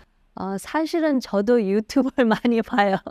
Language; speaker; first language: Korean; early bilingual, heritage; Korean